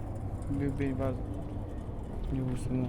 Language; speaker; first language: Persian; native; Persian